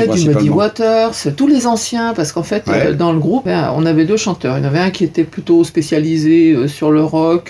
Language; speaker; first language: French; native; French